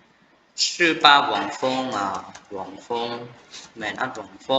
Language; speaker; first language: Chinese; non-native, fluent; Khmer